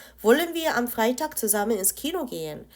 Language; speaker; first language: German; non-native, fluent; Korean